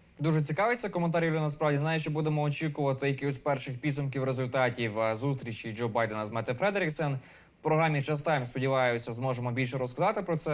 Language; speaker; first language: Ukrainian; native; Ukrainian